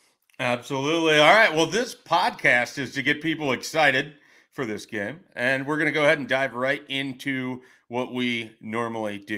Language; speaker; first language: English; native; English